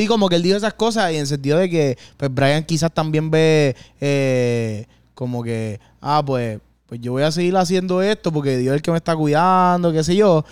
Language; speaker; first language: Spanish; native; Spanish